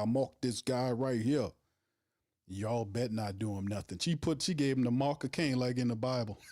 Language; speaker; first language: English; native; English